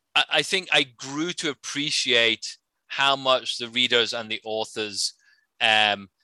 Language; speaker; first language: English; native; English